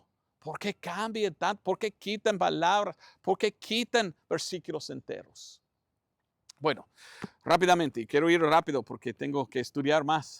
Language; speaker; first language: Spanish; non-native, fluent; English